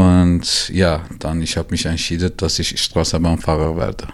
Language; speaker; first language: German; non-native, learner; Turkish